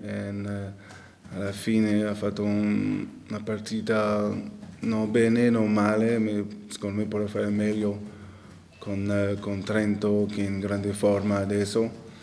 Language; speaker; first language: Italian; non-native, local second language; French